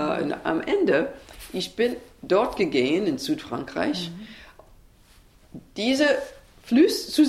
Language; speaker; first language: German; non-native, learner; English